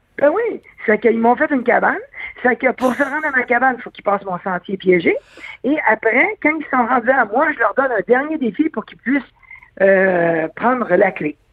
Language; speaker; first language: French; native; French